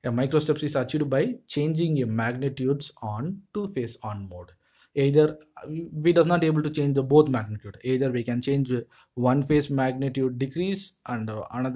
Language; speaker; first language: English; non-native, local second language; Tamil